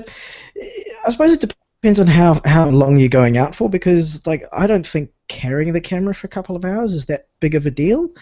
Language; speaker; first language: English; native; English